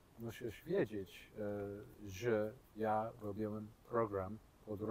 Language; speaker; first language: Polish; non-native, learner; English